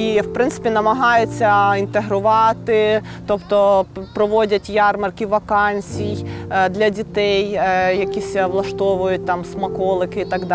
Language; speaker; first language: Ukrainian; native; Ukrainian